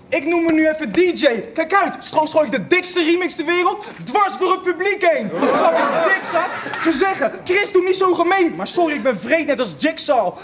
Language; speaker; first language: Dutch; native; Dutch